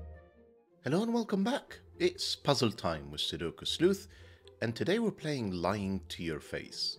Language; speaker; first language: English; native; English